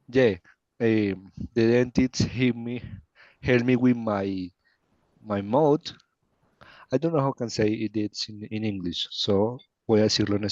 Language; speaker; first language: English; non-native, learner; Spanish